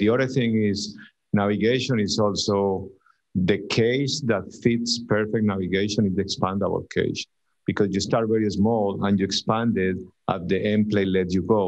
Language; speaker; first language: English; non-native, fluent; Spanish